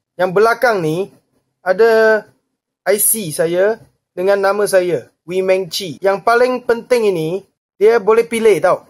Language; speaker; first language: Malay; non-native, local second language; Chinese